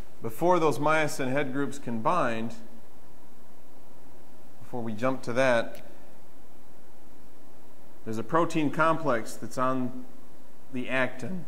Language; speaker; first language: English; native; English